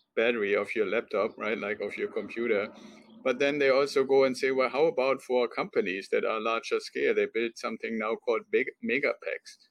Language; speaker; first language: English; non-native, fluent; German